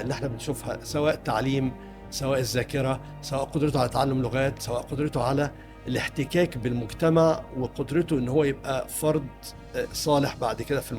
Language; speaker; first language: Arabic; native; Arabic